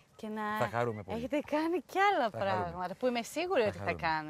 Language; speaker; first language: Greek; native; Greek